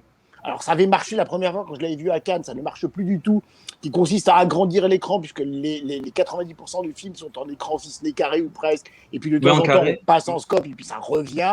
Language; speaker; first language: French; native; French